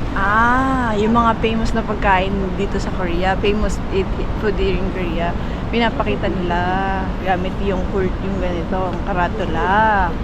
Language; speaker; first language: Filipino; native; Filipino